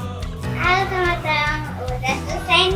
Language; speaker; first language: Malay; native; Malay